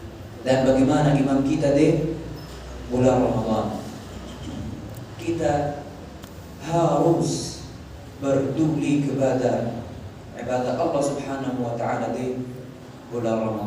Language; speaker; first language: Indonesian; non-native, fluent; Arabic